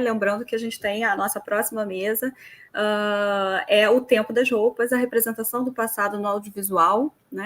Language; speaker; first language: Portuguese; native; Portuguese